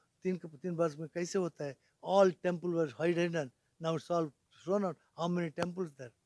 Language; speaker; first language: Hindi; non-native, local second language; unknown